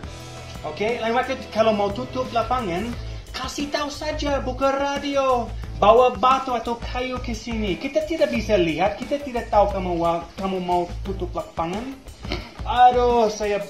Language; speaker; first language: Indonesian; non-native, learner; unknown